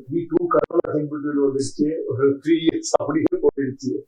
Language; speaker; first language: Tamil; non-native, learner; Kannada